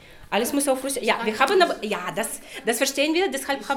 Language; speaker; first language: German; non-native, learner; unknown